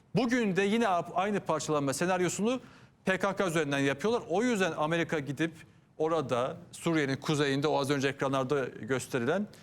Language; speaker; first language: Turkish; native; Turkish